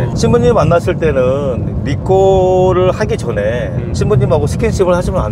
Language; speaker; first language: Korean; native; Korean